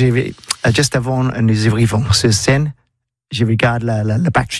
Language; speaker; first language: French; non-native, learner; English